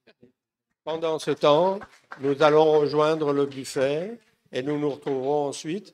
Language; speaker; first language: French; native; French